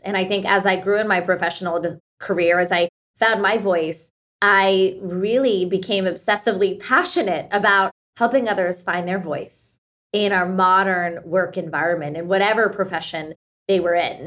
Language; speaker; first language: English; early bilingual, other home language; Hindi